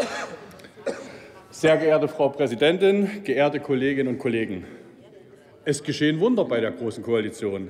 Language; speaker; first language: German; native; German